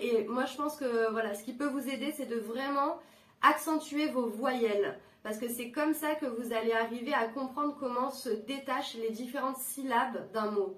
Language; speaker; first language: French; native; French